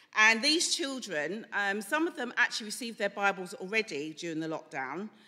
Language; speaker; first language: English; native; English